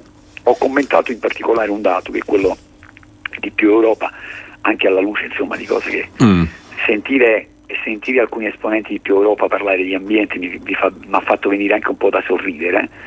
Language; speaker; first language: Italian; native; Italian